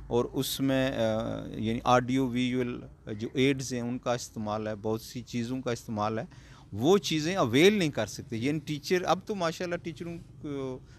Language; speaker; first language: Urdu; non-native, local second language; Pahari-Potwari